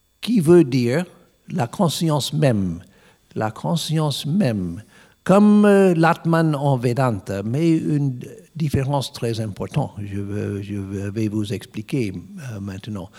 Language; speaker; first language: French; non-native, learner; English